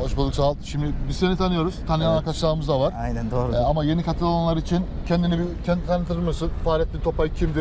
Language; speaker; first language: Turkish; native; Turkish